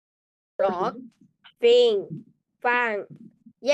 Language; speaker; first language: English; non-native, learner; Vietnamese